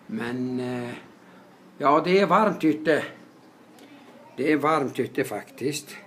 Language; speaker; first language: Swedish; non-native, fluent; Arabic